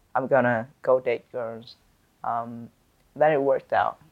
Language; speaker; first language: English; non-native, fluent; Vietnamese